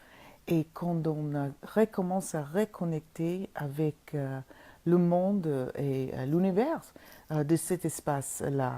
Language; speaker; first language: French; non-native, fluent; English